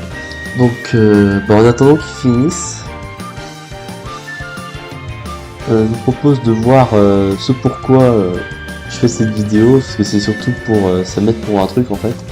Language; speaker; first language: French; native; French